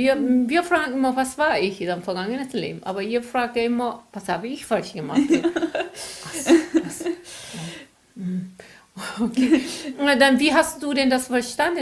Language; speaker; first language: German; non-native, learner; Korean